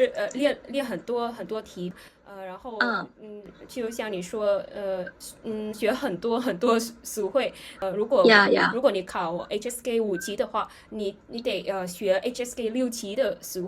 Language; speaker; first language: Chinese; non-native, fluent; Vietnamese